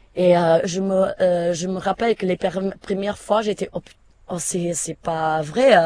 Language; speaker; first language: French; non-native, fluent; Portuguese